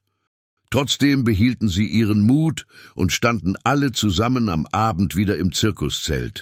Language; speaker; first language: German; native; German